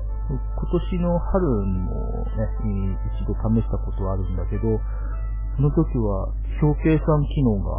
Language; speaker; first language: Japanese; native; Japanese